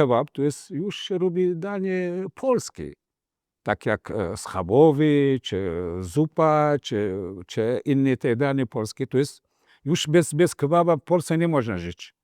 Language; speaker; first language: Polish; non-native, fluent; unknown